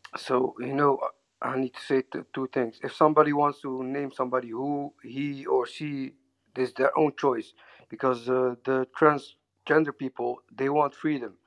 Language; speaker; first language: English; non-native, learner; Dutch